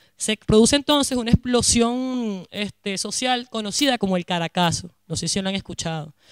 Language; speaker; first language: Spanish; native; Spanish